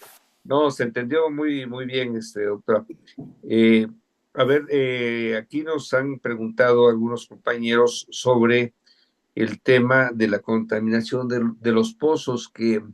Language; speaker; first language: Spanish; native; Spanish